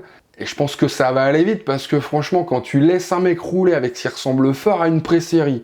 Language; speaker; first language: French; native; French